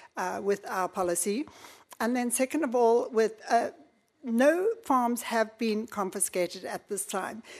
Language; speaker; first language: English; native; English